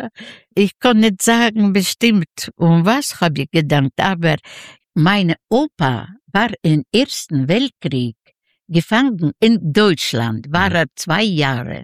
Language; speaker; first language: German; non-native, learner; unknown